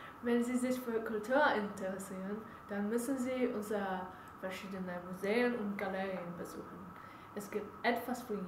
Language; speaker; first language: German; non-native, learner; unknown